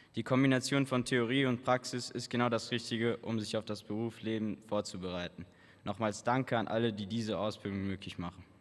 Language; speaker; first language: Spanish; native; Spanish